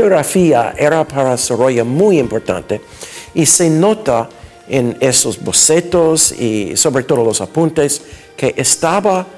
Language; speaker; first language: Spanish; non-native, fluent; English